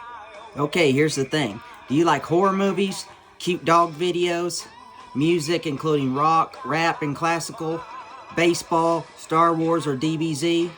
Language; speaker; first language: English; native; English